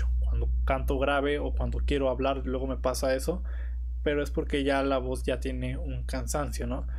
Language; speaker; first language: Spanish; native; Spanish